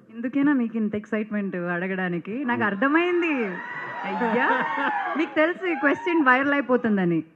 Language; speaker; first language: Telugu; non-native, fluent; Malayalam